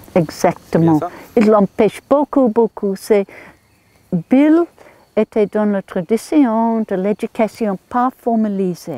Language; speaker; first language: French; non-native, learner; English